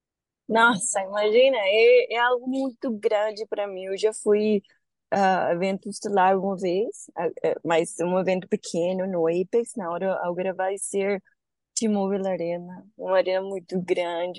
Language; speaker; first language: Portuguese; non-native, learner; Spanish